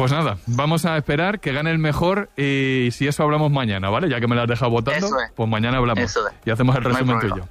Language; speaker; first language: Spanish; native; Spanish